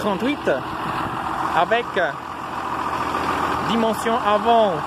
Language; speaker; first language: French; non-native, fluent; Polish